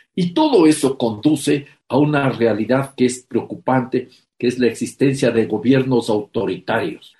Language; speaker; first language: Spanish; native; Spanish